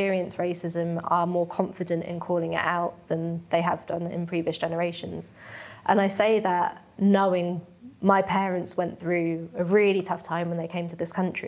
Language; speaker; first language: English; native; English